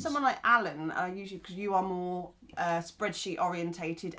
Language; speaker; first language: English; native; English